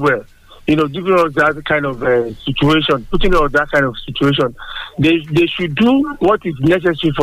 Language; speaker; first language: English; non-native, local second language; Yoruba